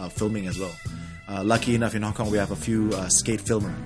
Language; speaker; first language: English; early bilingual, other home language; Indonesian